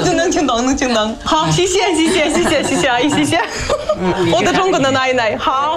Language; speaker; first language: Chinese; non-native, fluent; Russian